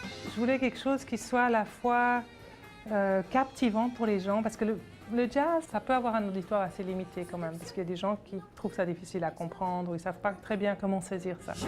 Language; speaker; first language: French; native; French